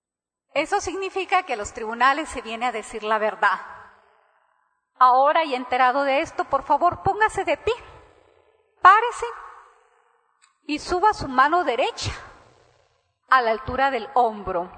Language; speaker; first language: Spanish; native; Spanish